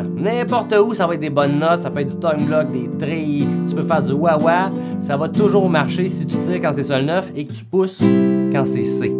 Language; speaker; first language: French; native; French